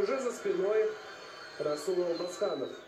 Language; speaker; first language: Russian; native; Russian